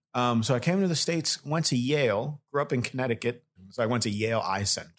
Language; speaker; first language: English; early bilingual, other home language; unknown